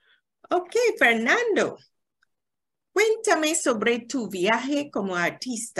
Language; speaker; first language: Spanish; non-native, learner; English